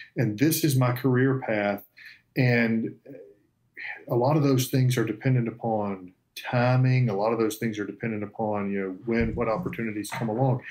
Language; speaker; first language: English; native; English